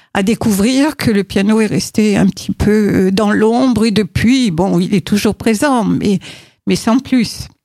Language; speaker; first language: French; native; French